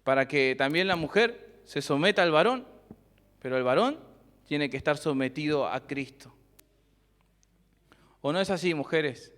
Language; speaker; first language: Spanish; native; Spanish